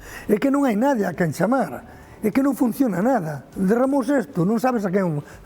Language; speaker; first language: Galician; native; Galician